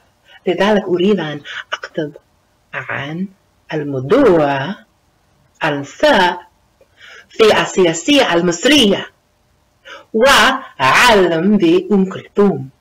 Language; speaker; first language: Arabic; non-native, learner; English